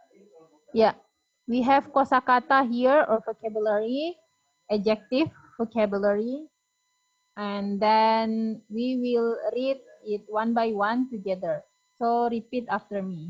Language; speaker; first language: English; non-native, fluent; Indonesian